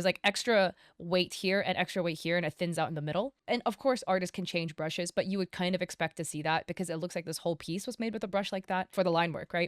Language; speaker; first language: English; native; English